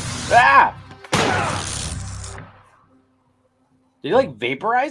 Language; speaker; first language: English; native; English